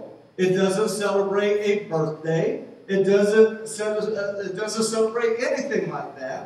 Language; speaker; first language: English; native; English